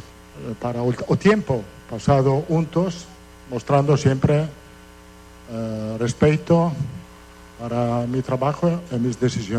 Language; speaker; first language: Portuguese; non-native, fluent; Italian